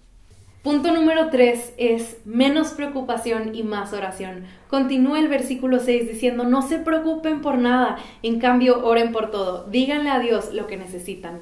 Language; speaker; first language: Spanish; native; Spanish